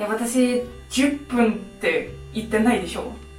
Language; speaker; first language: Japanese; non-native, fluent; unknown